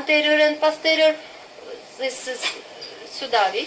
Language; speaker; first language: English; non-native, learner; Russian